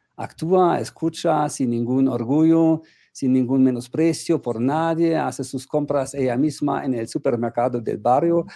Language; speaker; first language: Spanish; non-native, fluent; German